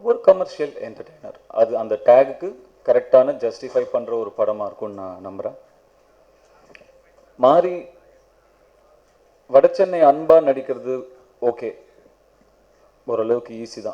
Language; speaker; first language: Tamil; native; Tamil